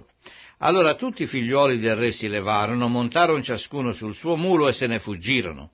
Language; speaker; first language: Italian; native; Italian